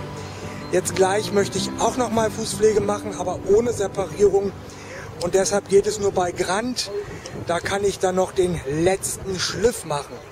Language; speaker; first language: German; native; German